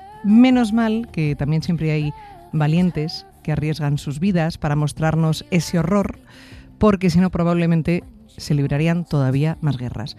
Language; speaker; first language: Spanish; native; Spanish